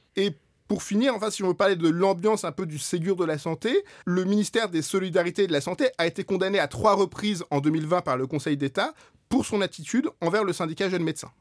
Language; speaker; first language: French; native; French